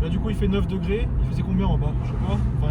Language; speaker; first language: French; native; French